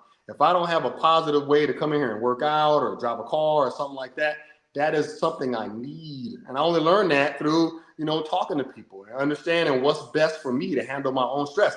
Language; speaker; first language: English; native; English